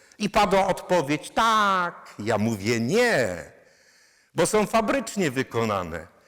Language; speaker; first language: Polish; non-native, local second language; Kashubian